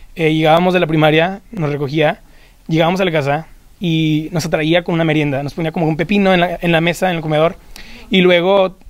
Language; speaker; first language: Spanish; early bilingual, heritage; Spanish